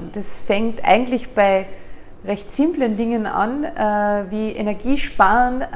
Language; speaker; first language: German; native; German